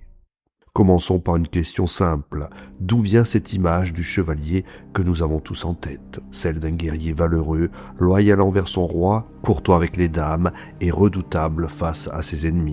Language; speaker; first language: French; native; French